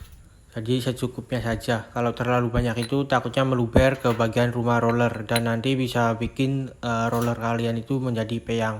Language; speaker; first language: Indonesian; native; Indonesian